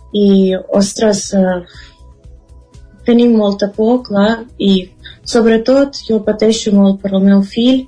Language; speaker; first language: Catalan; non-native, fluent; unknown